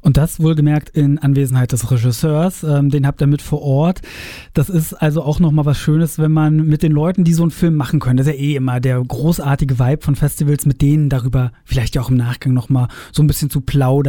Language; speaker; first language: German; native; German